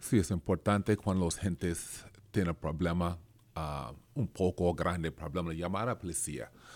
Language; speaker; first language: Spanish; non-native, learner; English